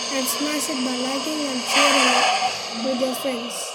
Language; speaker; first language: English; non-native, learner; Hindi